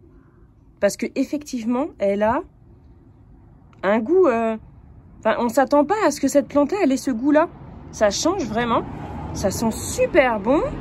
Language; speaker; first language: French; native; French